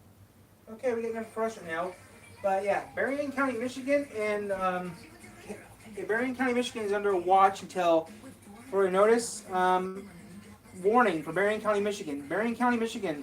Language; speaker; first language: English; native; English